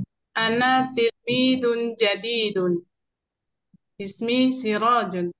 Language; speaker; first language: Arabic; non-native, learner; Indonesian